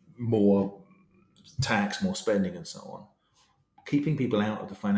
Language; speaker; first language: English; native; English